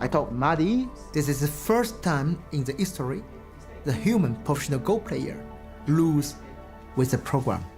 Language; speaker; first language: English; non-native, learner; Chinese